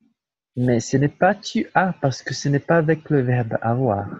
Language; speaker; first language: French; non-native, fluent; Portuguese